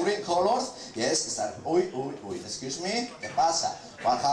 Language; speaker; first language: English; non-native, learner; Spanish